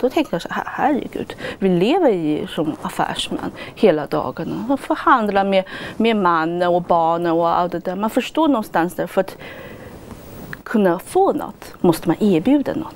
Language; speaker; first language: Swedish; non-native, fluent; Chinese